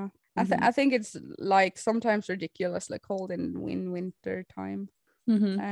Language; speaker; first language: English; non-native, fluent; Norwegian